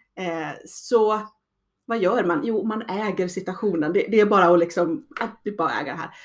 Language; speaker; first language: Swedish; native; Swedish